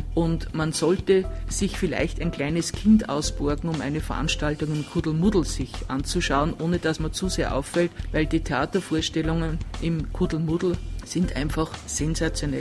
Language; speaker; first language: German; native; German